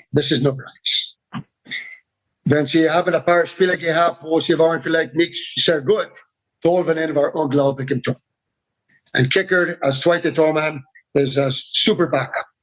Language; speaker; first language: German; non-native, learner; English